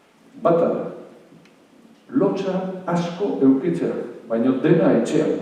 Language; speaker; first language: Basque; native; Basque